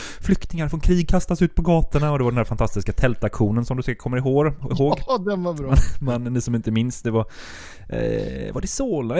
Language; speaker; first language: Swedish; native; Swedish